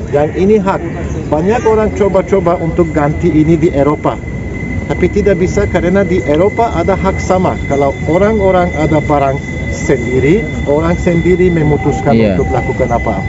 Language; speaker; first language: Indonesian; non-native, learner; Turkish